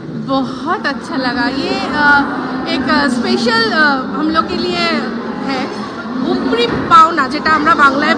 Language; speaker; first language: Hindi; non-native, local second language; Bangla